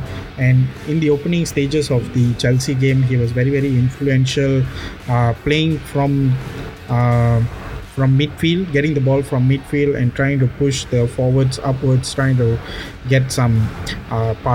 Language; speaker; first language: English; non-native, local second language; Tamil